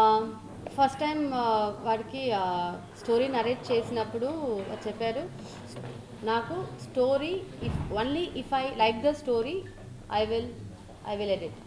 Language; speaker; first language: Telugu; non-native, learner; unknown